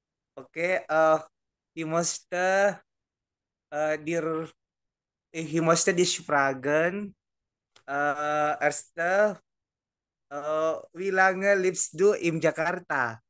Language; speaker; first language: German; non-native, learner; Indonesian